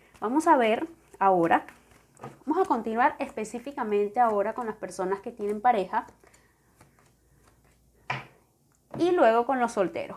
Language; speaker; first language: Spanish; native; Spanish